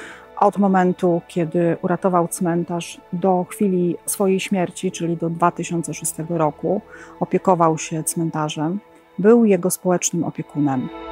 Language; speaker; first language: Polish; native; Polish